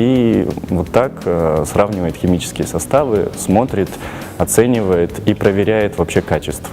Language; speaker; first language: Russian; native; Russian